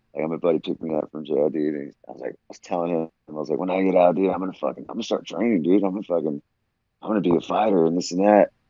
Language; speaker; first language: English; native; English